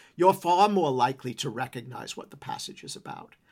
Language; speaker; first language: English; native; English